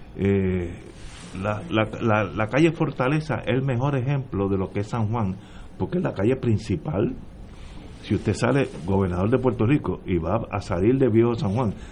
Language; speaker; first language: Spanish; native; Spanish